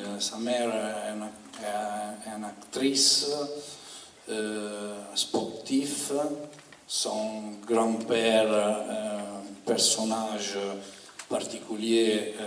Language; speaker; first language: French; non-native, learner; Italian